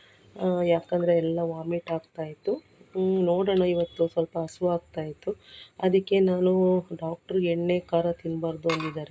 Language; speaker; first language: Kannada; native; Kannada